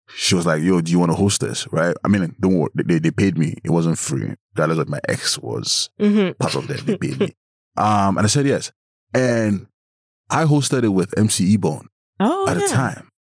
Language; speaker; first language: English; non-native, local second language; Yoruba